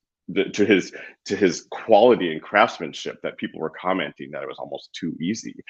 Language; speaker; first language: English; native; English